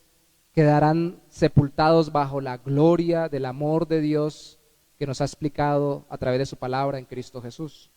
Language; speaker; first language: Spanish; native; Spanish